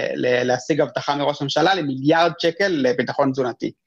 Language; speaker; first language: Hebrew; non-native, fluent; English